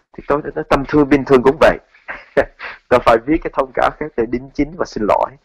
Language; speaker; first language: Vietnamese; early bilingual, heritage; Vietnamese